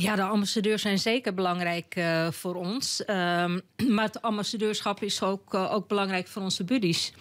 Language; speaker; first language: Dutch; native; Dutch